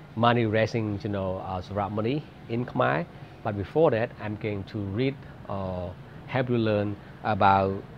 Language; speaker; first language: English; non-native, fluent; Khmer